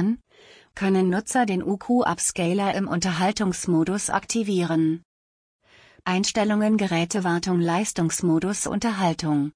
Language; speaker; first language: German; native; German